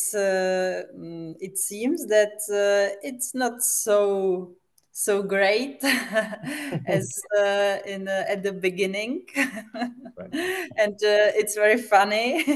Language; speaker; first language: English; non-native, fluent; Czech